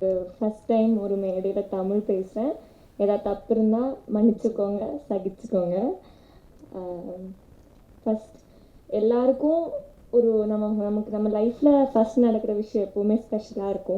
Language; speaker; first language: Tamil; non-native, fluent; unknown